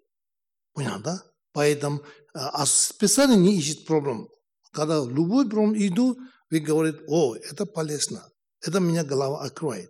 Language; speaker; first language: Russian; non-native, learner; Tibetan